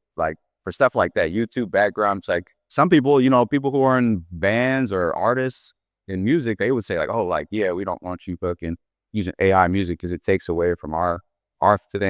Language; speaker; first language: English; native; English